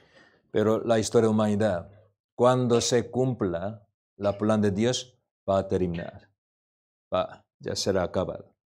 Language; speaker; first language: Spanish; non-native, learner; Korean